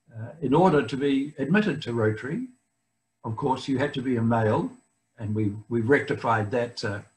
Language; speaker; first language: English; native; English